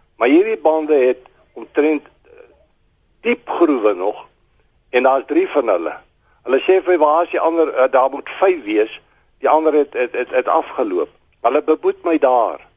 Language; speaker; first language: Afrikaans; native; Afrikaans